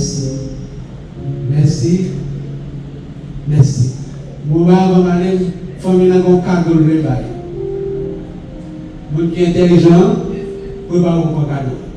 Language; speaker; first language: French; non-native, local second language; Haitian Creole